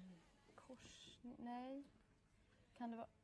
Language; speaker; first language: Swedish; native; Swedish